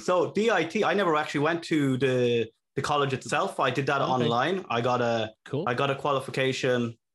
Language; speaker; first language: English; native; English